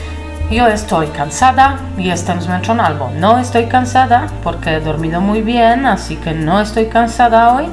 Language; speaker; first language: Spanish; non-native, fluent; Polish